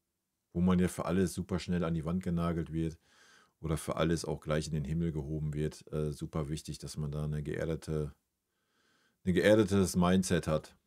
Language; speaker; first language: German; native; German